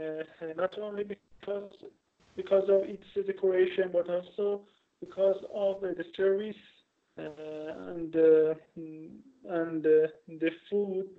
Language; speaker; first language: English; non-native, learner; Persian